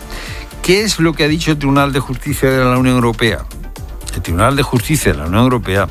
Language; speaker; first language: Spanish; native; Spanish